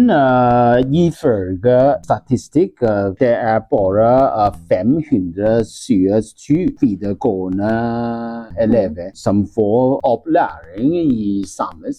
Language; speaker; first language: Norwegian; non-native, learner; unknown